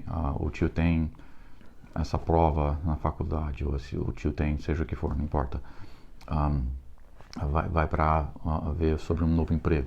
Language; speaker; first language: Portuguese; non-native, fluent; English